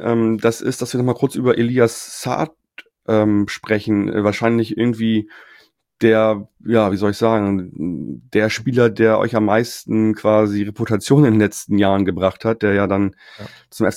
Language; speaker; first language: German; native; German